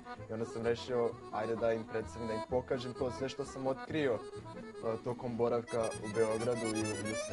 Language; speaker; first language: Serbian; non-native, fluent; Portuguese